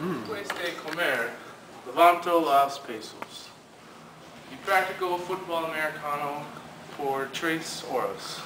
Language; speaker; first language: Spanish; non-native, learner; English